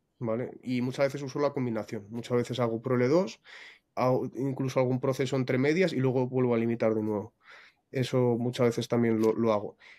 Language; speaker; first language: Spanish; non-native, fluent; Russian